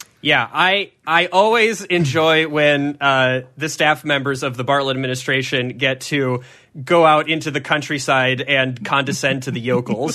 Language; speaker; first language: English; native; English